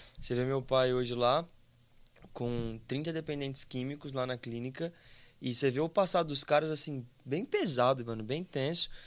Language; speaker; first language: Portuguese; native; Portuguese